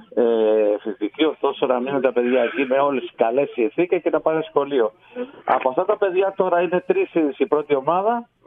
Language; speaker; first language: Greek; non-native, fluent; Spanish